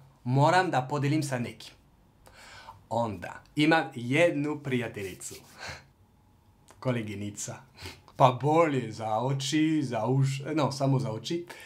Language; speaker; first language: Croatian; non-native, learner; French